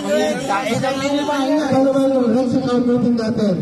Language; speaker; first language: Filipino; native; Filipino